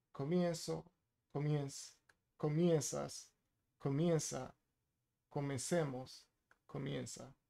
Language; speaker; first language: Spanish; non-native, learner; English